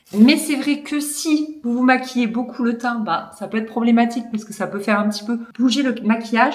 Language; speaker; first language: French; native; French